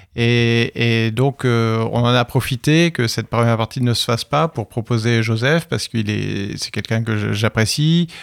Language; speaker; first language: French; native; French